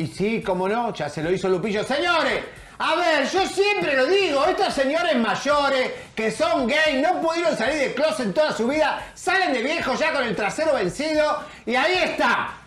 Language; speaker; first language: Spanish; native; Spanish